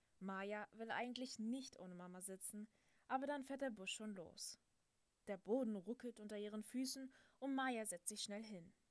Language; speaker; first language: German; native; German